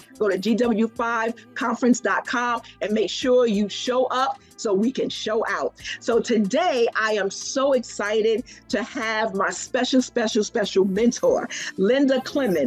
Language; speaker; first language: English; native; English